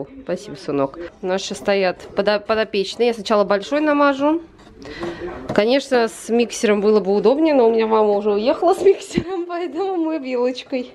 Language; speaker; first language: Russian; native; Russian